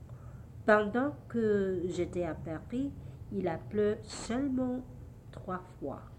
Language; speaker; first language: French; non-native, learner; English